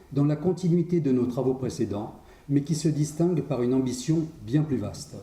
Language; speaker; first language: French; native; French